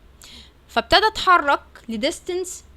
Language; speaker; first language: Arabic; native; Arabic